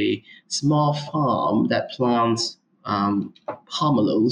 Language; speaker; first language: English; non-native, local second language; Cantonese